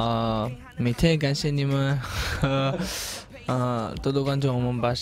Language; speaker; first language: Chinese; non-native, learner; Korean